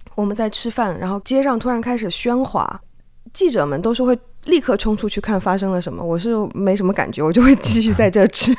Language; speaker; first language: Chinese; native; Chinese